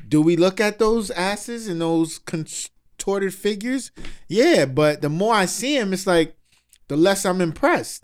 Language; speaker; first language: English; native; English